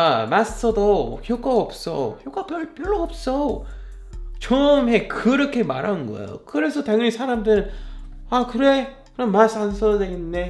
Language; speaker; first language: Korean; non-native, fluent; English